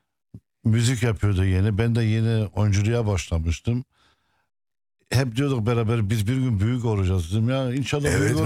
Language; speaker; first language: Turkish; non-native, local second language; Arabic